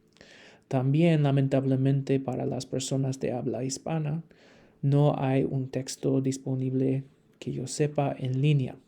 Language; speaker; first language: Spanish; non-native, fluent; English